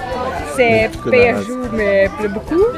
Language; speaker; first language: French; non-native, learner; Slovenian